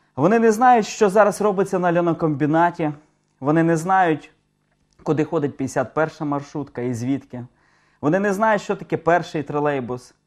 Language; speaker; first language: Ukrainian; native; Ukrainian